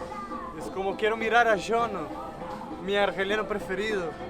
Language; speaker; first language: Spanish; non-native, learner; French